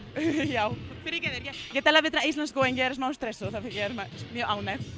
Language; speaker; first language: Icelandic; non-native, learner; Spanish